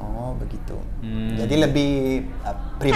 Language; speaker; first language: Indonesian; non-native, fluent; Portuguese